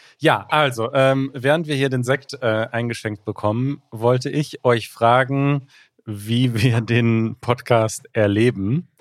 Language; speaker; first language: German; native; German